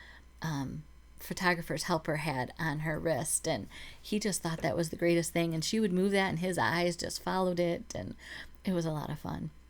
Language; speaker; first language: English; native; English